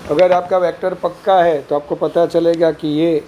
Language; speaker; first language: Hindi; non-native, local second language; Gujarati